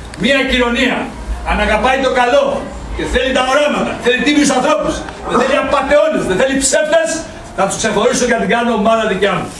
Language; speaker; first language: Greek; early bilingual, heritage; Greek